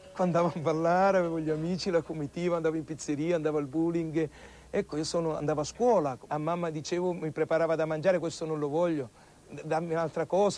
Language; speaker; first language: Italian; native; Italian